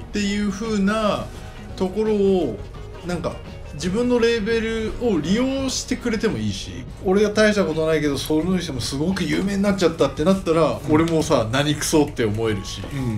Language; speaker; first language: Japanese; native; Japanese